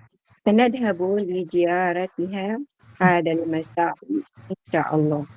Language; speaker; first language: Arabic; non-native, learner; Filipino